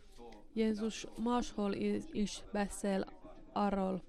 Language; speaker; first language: Hungarian; non-native, learner; Finnish